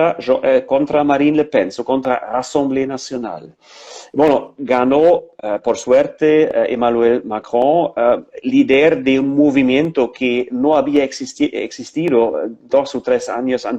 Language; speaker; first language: Spanish; non-native, fluent; German